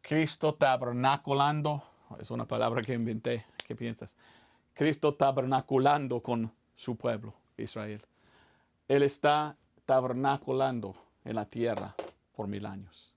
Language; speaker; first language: Spanish; non-native, fluent; English